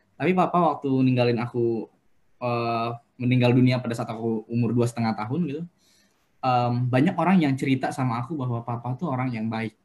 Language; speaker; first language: Indonesian; native; Indonesian